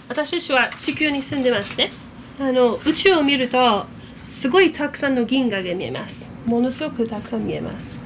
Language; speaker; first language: Japanese; non-native, fluent; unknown